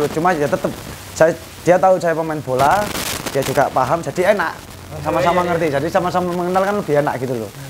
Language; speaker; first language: Indonesian; non-native, local second language; Javanese